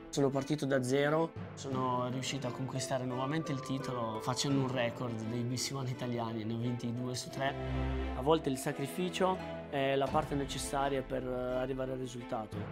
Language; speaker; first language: Italian; early bilingual, other home language; Russian